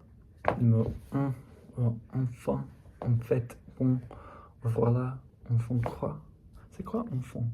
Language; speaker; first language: French; non-native, learner; English